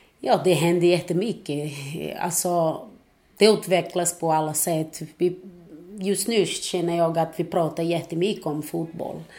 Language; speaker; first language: Swedish; non-native, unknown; Portuguese